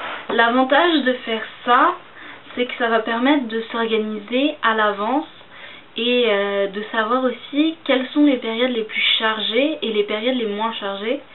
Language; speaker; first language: French; native; French